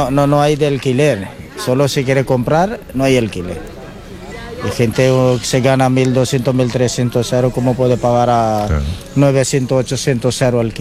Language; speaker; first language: Spanish; non-native, learner; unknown